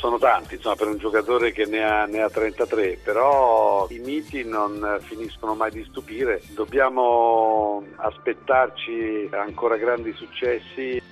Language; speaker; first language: Italian; native; Italian